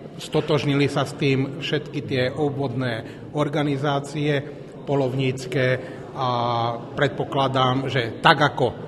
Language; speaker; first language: Slovak; native; Slovak